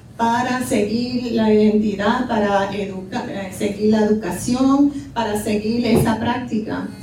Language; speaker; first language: Spanish; early bilingual, heritage; Spanish